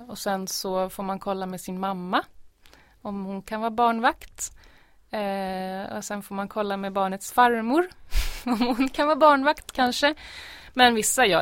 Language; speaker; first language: Swedish; native; Swedish